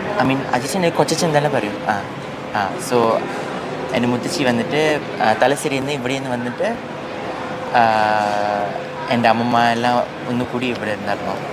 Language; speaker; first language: Malayalam; early bilingual, heritage; Malayalam